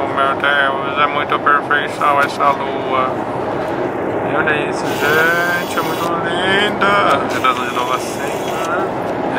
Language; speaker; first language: Portuguese; native; Portuguese